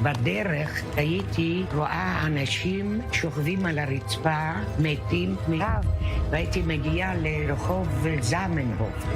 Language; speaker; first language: Hebrew; early bilingual, other home language; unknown